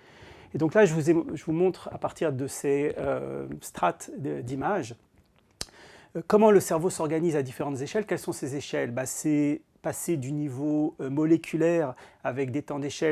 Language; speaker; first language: French; native; French